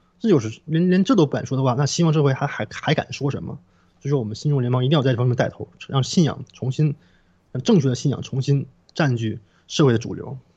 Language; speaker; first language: Chinese; non-native, local second language; Korean